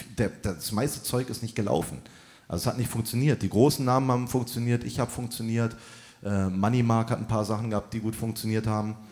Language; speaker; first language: German; native; German